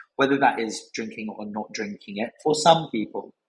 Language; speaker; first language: English; native; English